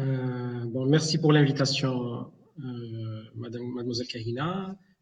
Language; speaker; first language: French; non-native, local second language; Arabic